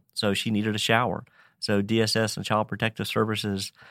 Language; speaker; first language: English; native; English